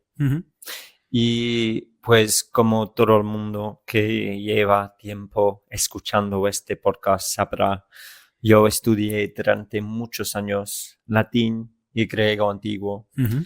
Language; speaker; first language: Spanish; non-native, fluent; English